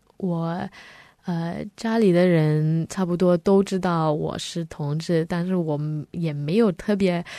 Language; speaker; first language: Chinese; early bilingual, heritage; Chinese